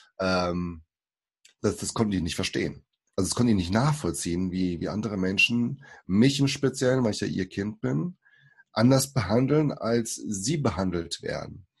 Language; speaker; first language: German; early bilingual, other home language; Portuguese